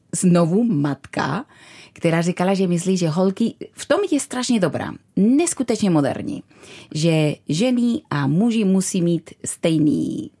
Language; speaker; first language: Czech; non-native, fluent; Spanish